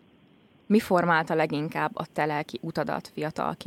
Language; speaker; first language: Hungarian; native; Hungarian